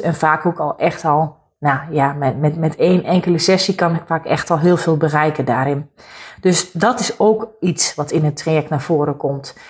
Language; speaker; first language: Dutch; native; Dutch